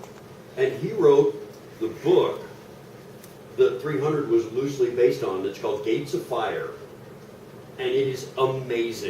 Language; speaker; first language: English; native; English